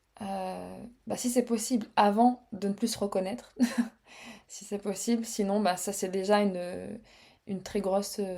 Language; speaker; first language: French; early bilingual, other home language; Arabic